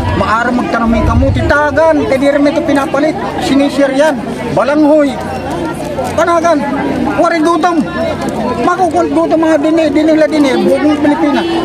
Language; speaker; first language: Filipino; non-native, local second language; Waray